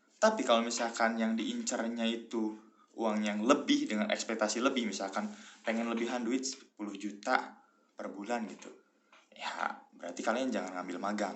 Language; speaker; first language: Indonesian; native; Indonesian